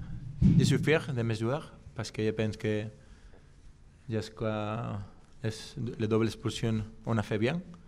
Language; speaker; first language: French; non-native, learner; Spanish